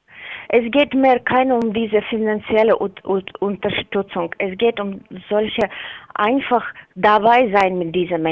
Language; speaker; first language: German; non-native, learner; Latvian